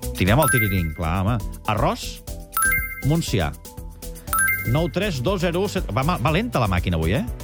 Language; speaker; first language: Catalan; native; Catalan